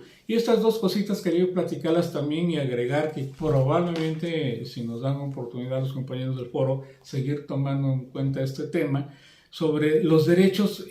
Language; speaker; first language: Spanish; native; Spanish